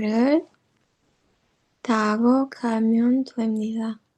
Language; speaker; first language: Korean; non-native, learner; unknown